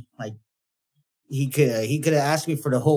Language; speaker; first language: English; non-native, fluent; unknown